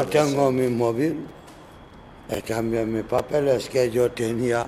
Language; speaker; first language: Spanish; non-native, learner; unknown